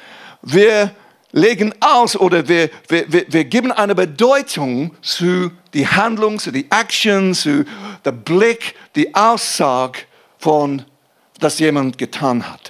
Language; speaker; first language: German; non-native, fluent; English